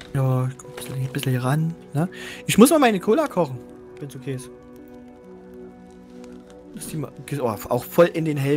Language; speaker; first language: German; native; German